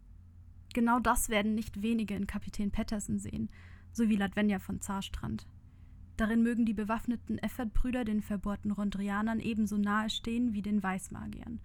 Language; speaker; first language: German; native; German